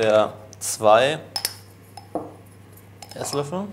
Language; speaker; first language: German; native; German